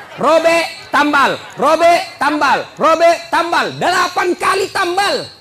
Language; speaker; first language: Indonesian; non-native, local second language; Buginese